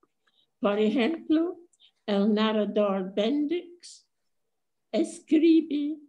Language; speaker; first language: Spanish; non-native, fluent; English